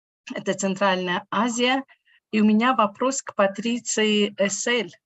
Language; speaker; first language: Russian; non-native, local second language; Tajik